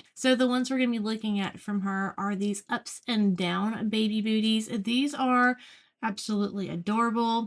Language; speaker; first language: English; native; English